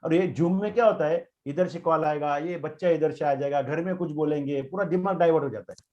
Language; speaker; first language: Hindi; non-native, local second language; Marathi